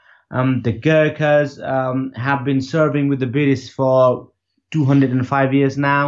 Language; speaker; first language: English; non-native, local second language; Nepali